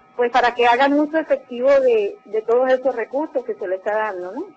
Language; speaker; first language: Spanish; native; Spanish